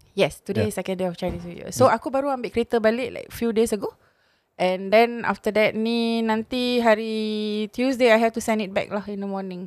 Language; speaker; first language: English; non-native, local second language; Malay